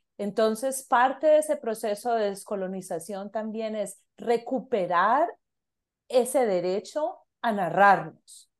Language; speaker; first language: Spanish; native; Spanish